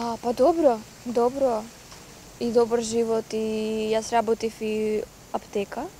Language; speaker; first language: Macedonian; non-native, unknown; Ukrainian